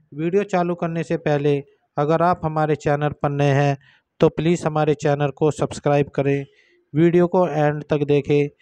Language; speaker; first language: Hindi; native; Hindi